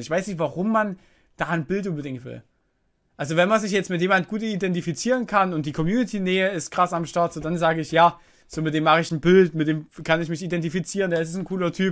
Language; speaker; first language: German; native; German